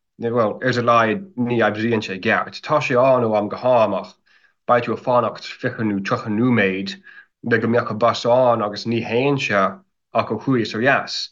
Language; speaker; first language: Irish; non-native, fluent; English